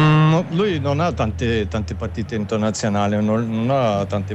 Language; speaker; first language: Italian; non-native, learner; German